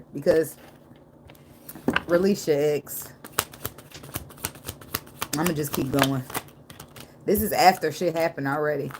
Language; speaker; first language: English; native; English